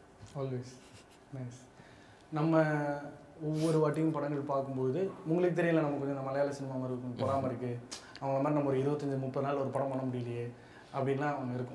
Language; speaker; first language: Tamil; native; Tamil